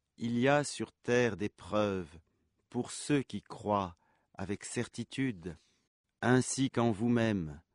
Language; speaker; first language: French; native; French